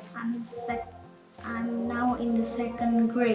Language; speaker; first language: English; non-native, learner; Indonesian